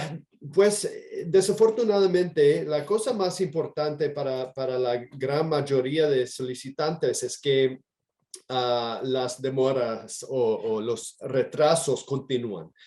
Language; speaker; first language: Spanish; non-native, fluent; English